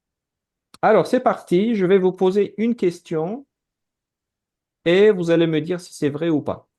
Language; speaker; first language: French; non-native, fluent; Azerbaijani